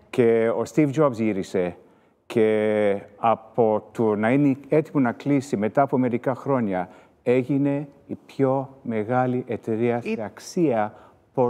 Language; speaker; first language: Greek; early bilingual, heritage; Greek